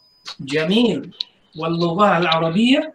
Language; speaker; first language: Arabic; non-native, fluent; Indonesian